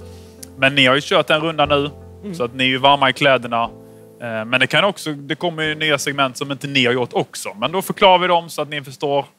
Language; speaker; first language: Swedish; native; Swedish